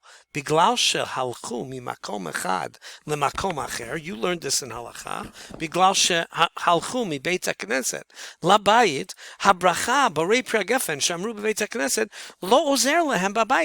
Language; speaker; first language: Hebrew; non-native, fluent; English